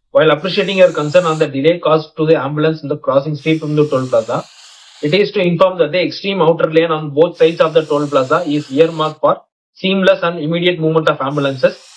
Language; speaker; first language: English; non-native, local second language; Tamil